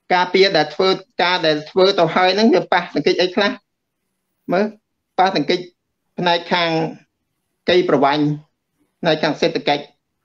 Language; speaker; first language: Khmer; native; Khmer